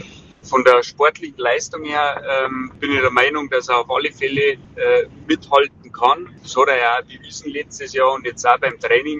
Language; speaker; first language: German; native; German